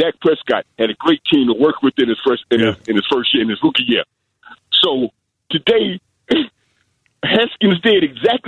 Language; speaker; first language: English; native; English